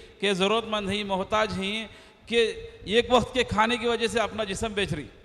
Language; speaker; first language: Hindi; non-native, local second language; Urdu